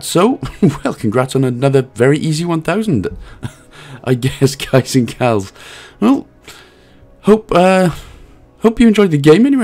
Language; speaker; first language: English; native; English